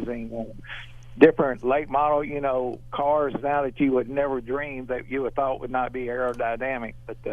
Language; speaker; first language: English; native; English